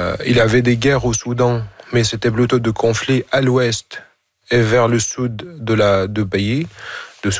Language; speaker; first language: French; non-native, fluent; Arabic